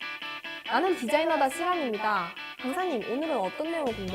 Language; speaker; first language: Korean; native; Korean